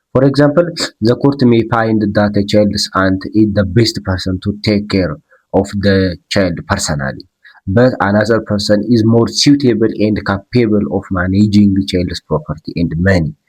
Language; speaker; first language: English; non-native, local second language; Amharic